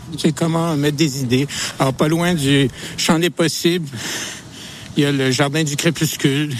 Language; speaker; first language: French; native; French